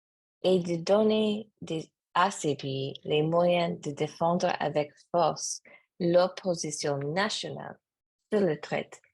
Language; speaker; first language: French; non-native, learner; English